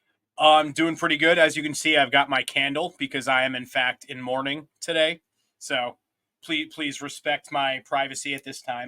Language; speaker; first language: English; native; English